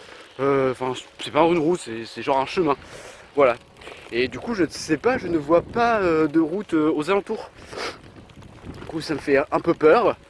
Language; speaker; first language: French; native; French